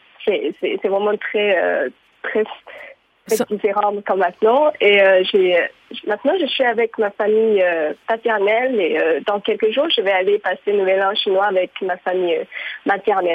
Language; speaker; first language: French; non-native, fluent; Chinese